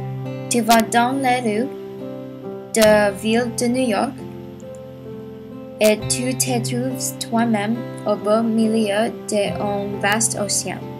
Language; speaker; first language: French; non-native, learner; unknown